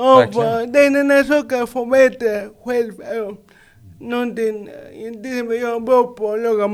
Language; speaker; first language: Swedish; non-native, learner; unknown